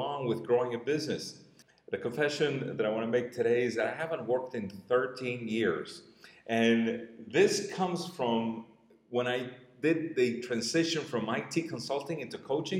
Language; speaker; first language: English; non-native, fluent; Spanish